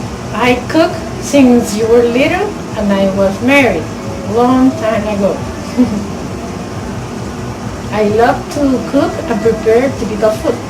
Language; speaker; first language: English; non-native, learner; Spanish